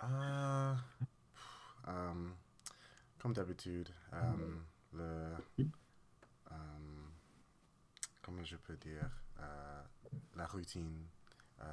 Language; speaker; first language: French; non-native, learner; English